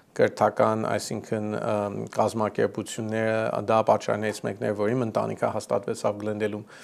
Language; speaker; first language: Armenian; early bilingual, heritage; Armenian